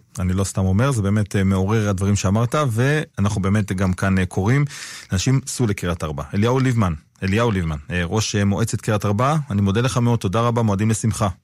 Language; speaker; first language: Hebrew; native; Hebrew